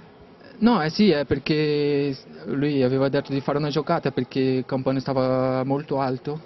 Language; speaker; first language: Italian; non-native, fluent; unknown